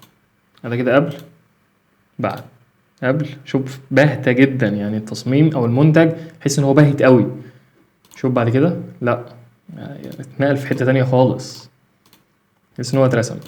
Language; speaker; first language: Arabic; native; Arabic